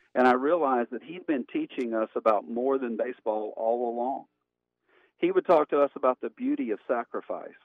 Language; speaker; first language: English; native; English